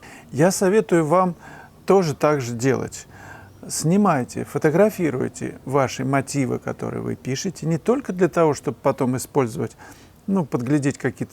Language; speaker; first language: Russian; native; Russian